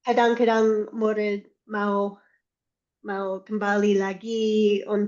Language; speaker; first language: Indonesian; non-native, learner; English